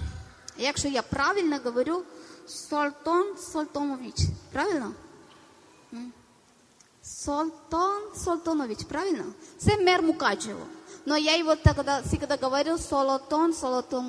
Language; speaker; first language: Ukrainian; non-native, learner; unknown